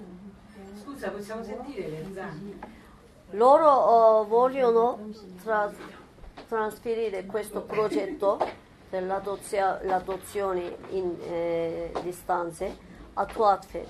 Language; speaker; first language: Italian; non-native, fluent; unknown